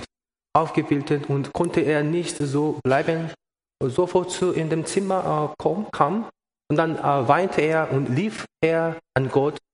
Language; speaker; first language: German; non-native, learner; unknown